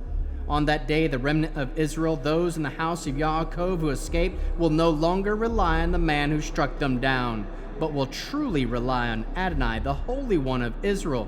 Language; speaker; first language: English; native; English